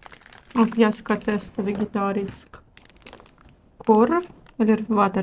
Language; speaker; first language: Swedish; non-native, learner; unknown